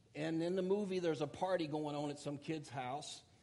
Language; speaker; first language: English; native; English